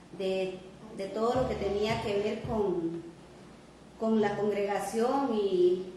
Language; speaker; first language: Spanish; native; Spanish